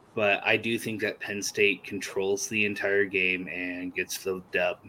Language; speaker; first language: English; native; English